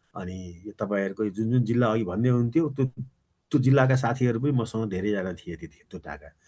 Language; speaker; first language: Nepali; native; Nepali